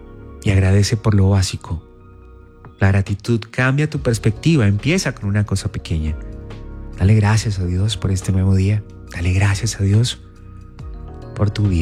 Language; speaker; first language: Spanish; native; Spanish